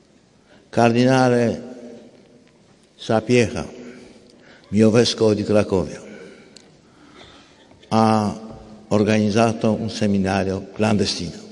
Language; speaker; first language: Italian; non-native, fluent; Polish